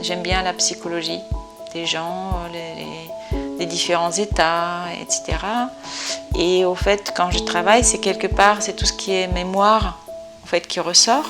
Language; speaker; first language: French; non-native, fluent; Bulgarian